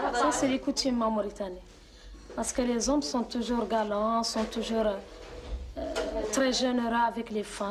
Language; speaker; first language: French; non-native, local second language; Arabic